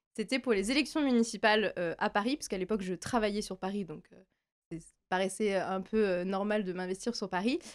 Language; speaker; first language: French; native; French